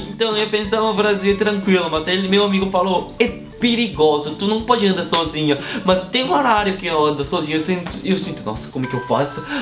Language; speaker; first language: Portuguese; non-native, fluent; Korean